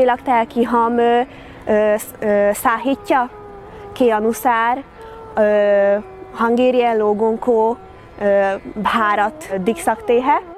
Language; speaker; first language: Hindi; non-native, learner; Hungarian